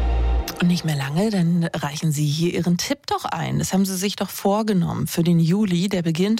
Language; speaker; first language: German; native; German